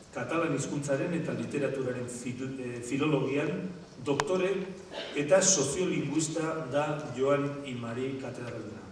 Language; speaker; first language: Basque; native; Basque